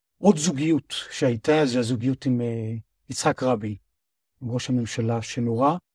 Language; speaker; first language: Hebrew; native; Hebrew